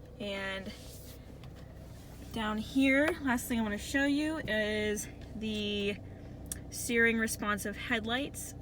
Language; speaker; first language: English; native; English